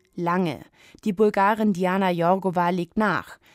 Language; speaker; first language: German; native; German